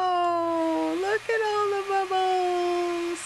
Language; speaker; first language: English; native; English